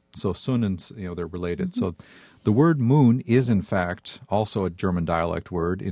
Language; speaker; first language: English; native; English